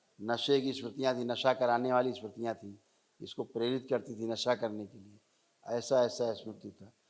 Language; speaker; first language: Hindi; native; Hindi